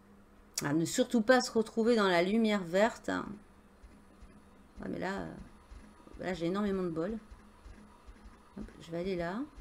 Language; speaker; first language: French; native; French